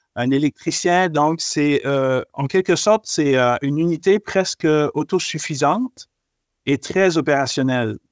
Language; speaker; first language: French; native; French